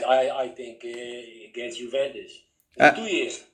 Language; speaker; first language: English; non-native, fluent; Dutch